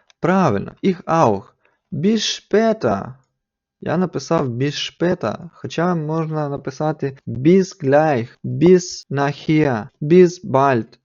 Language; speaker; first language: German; non-native, fluent; Ukrainian